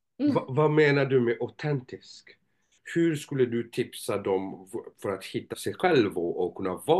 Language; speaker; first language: Swedish; non-native, fluent; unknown